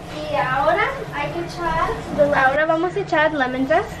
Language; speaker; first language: Spanish; early bilingual, heritage; Spanish